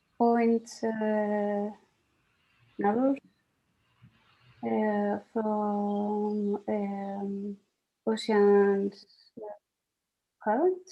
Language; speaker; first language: English; non-native, learner; Spanish